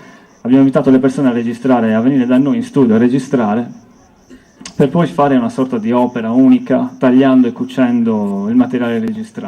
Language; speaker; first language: Italian; native; Italian